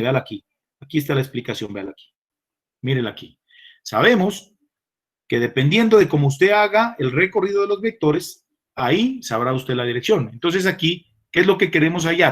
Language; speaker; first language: Spanish; native; Spanish